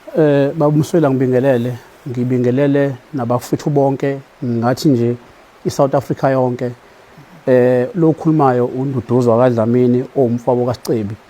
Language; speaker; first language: Zulu; native; Zulu